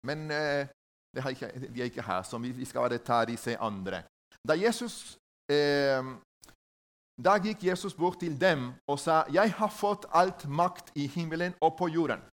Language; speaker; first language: Norwegian; non-native, learner; Spanish